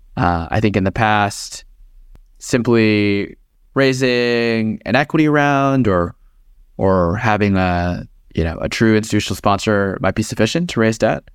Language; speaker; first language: English; native; English